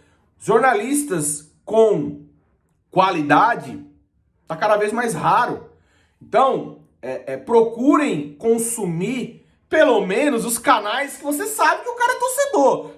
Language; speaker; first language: Portuguese; native; Portuguese